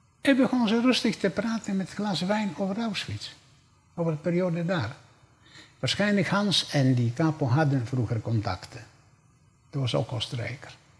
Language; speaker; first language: Dutch; non-native, fluent; Polish